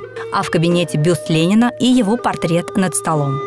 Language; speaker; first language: Russian; native; Russian